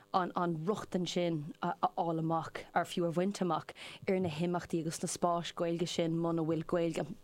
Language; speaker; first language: Irish; non-native, local second language; English